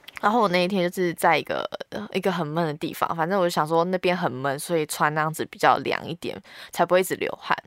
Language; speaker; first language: Chinese; native; Chinese